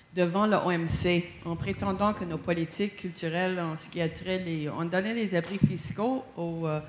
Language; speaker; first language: French; non-native, fluent; English